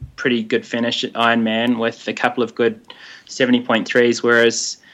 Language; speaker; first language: English; native; English